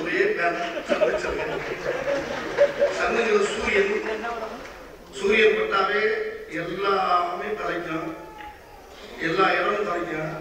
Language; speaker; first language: Tamil; native; Tamil